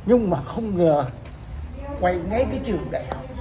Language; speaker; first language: Vietnamese; native; Vietnamese